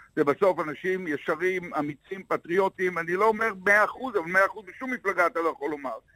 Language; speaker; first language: Hebrew; native; Hebrew